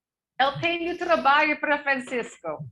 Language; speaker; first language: Portuguese; non-native, learner; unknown